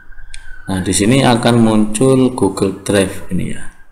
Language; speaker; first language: Indonesian; native; Indonesian